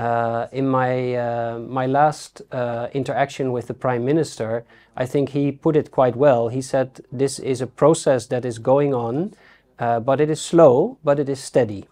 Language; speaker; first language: English; non-native, fluent; Dutch